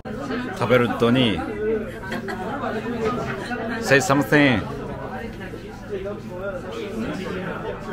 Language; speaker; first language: English; non-native, learner; Japanese